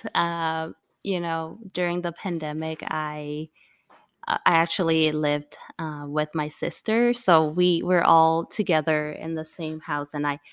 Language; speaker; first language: English; non-native, local second language; Cantonese